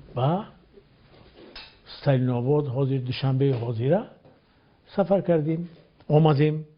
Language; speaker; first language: Tajik; native; Tajik